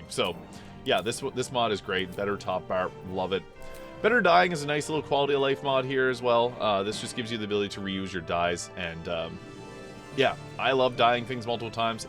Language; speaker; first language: English; native; English